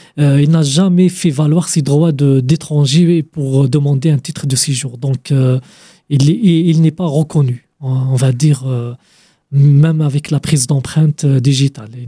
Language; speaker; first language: French; non-native, fluent; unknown